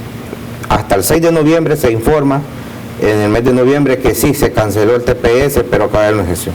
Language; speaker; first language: Spanish; native; Spanish